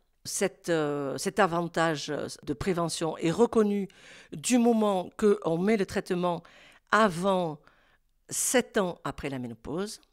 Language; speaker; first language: French; native; French